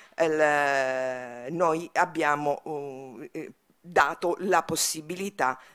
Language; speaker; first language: Italian; native; Italian